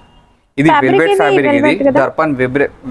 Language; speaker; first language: Telugu; non-native, local second language; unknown